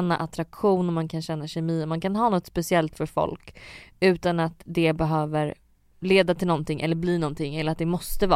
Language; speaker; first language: Swedish; native; Swedish